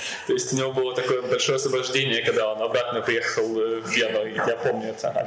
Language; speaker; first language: Russian; native; Russian